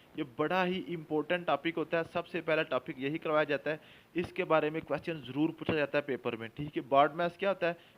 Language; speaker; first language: Urdu; non-native, local second language; Punjabi